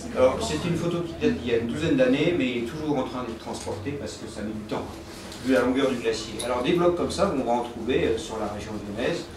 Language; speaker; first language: French; native; French